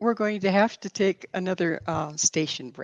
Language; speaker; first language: English; native; English